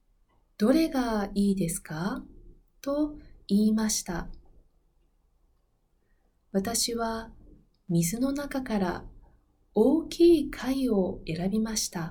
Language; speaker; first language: Japanese; non-native, learner; Spanish